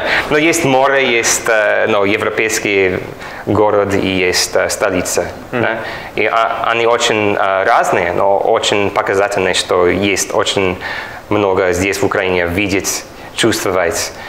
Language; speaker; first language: Russian; non-native, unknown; English